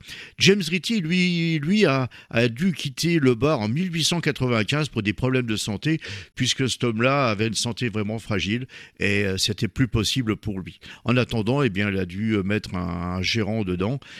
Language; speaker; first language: French; native; French